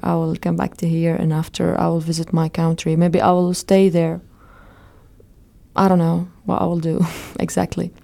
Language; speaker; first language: English; non-native, fluent; Arabic